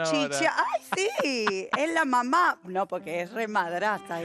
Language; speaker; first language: Spanish; native; Spanish